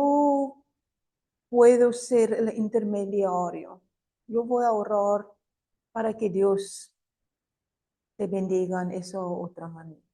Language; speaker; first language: Spanish; non-native, fluent; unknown